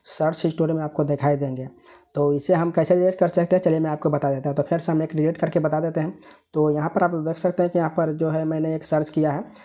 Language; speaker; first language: Hindi; native; Hindi